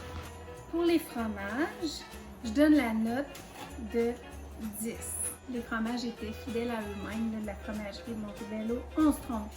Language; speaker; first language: French; native; French